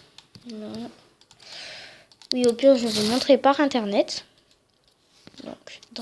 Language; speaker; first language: French; native; French